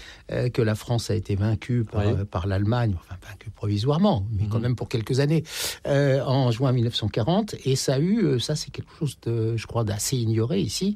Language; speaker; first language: French; native; French